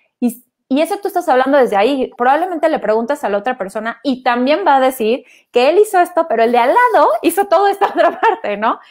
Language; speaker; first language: Spanish; native; Spanish